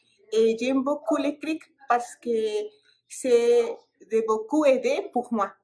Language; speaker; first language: French; non-native, learner; Spanish